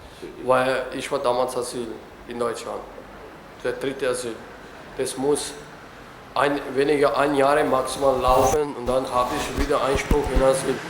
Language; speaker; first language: German; non-native, learner; Romany